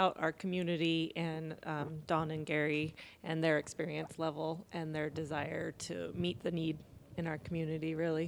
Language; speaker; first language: English; native; English